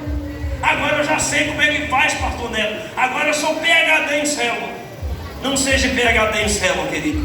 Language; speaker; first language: Portuguese; native; Portuguese